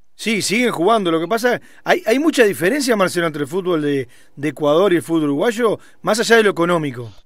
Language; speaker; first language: Spanish; native; Spanish